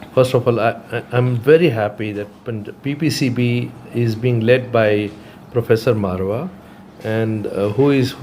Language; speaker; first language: English; non-native, local second language; Punjabi